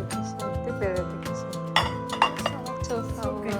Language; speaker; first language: Turkish; non-native, learner; Urdu